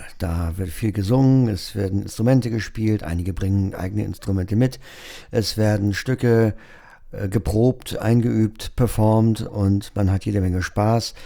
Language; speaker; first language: German; native; German